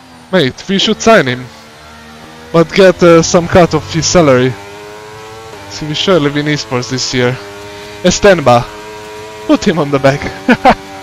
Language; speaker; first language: English; non-native, fluent; Hungarian